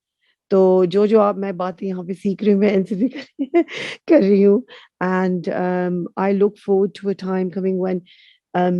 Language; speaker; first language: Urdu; non-native, fluent; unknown